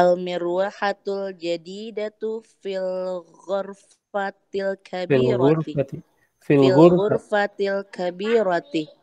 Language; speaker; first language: Arabic; non-native, learner; Indonesian